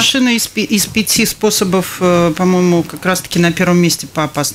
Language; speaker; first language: Russian; native; Russian